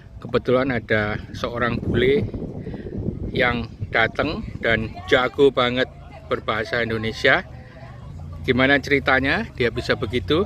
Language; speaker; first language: Indonesian; native; Indonesian